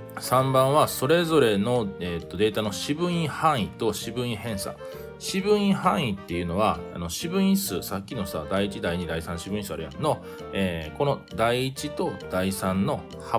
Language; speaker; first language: Japanese; native; Japanese